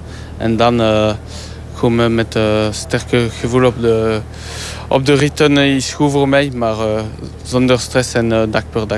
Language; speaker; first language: Dutch; non-native, local second language; French